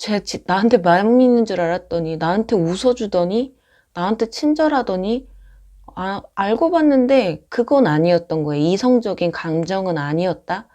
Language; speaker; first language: Korean; native; Korean